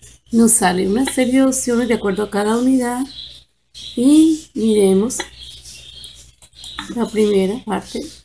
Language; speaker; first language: Spanish; native; Spanish